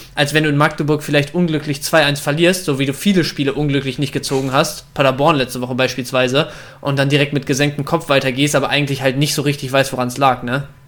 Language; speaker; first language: German; native; German